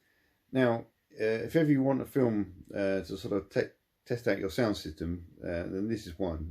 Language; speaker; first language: English; native; English